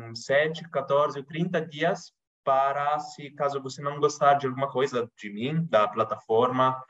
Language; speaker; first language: Portuguese; non-native, fluent; Italian